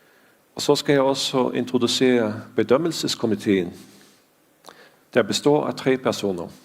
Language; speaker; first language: Danish; non-native, fluent; Faroese